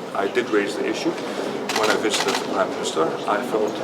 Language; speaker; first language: English; non-native, fluent; Greek